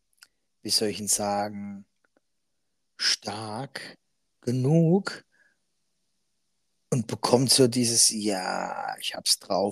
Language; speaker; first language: German; native; German